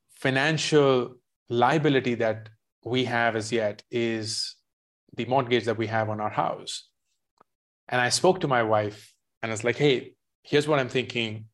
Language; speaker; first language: English; non-native, local second language; Hindi